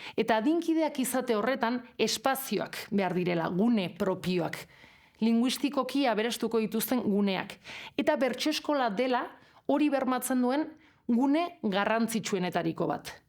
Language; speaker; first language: Basque; non-native, local second language; Spanish